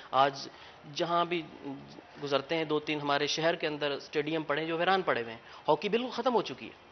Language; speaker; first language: Urdu; non-native, local second language; Punjabi